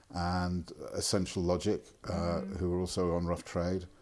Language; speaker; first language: English; native; English